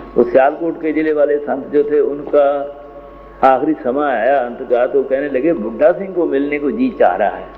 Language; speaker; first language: Hindi; non-native, local second language; Punjabi